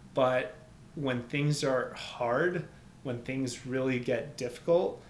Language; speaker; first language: English; early bilingual, other home language; Albanian